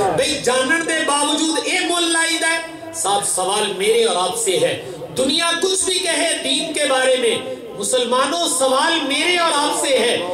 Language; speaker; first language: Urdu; non-native, local second language; Punjabi